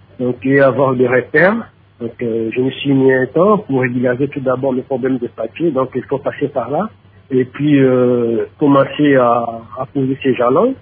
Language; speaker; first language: French; non-native, local second language; Lingala